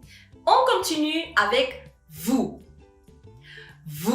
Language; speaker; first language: French; non-native, fluent; Spanish